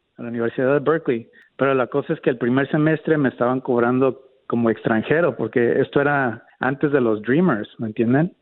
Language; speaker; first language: Spanish; native; Spanish